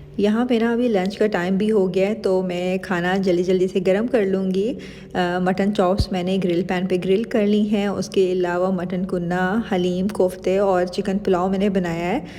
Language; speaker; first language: Urdu; native; Urdu